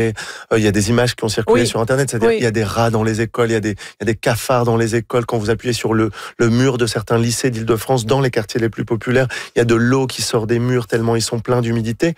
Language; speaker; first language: French; native; French